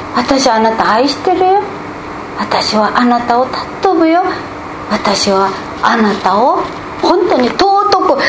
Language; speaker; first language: Japanese; non-native, fluent; Korean